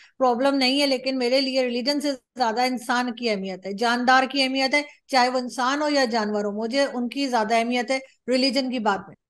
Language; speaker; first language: Urdu; native; Urdu